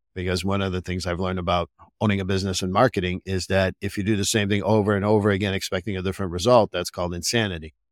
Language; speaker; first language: English; non-native, fluent; French